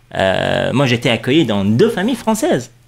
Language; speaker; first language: French; non-native, fluent; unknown